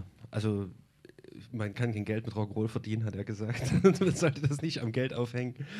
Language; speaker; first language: German; native; German